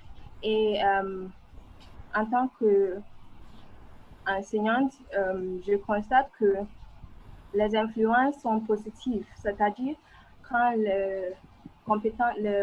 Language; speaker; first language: French; non-native, fluent; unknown